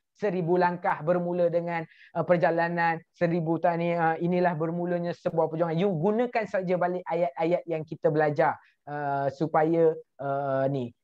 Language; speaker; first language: Malay; native; Malay